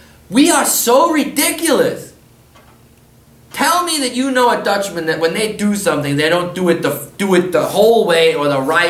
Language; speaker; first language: English; early bilingual, other home language; German